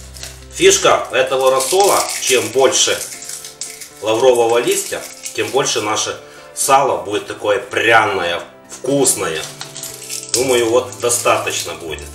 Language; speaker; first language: Russian; non-native, local second language; Ukrainian